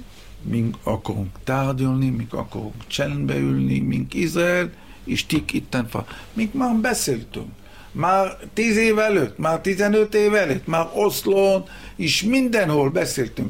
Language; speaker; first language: Hungarian; early bilingual, heritage; Hebrew